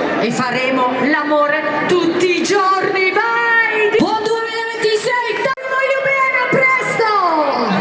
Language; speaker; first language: Italian; native; Italian